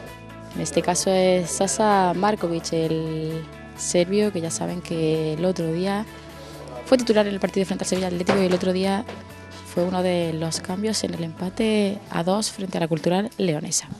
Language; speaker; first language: Spanish; native; Spanish